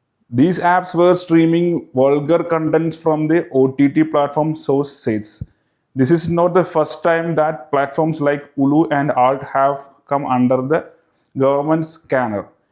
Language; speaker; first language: English; non-native, local second language; Malayalam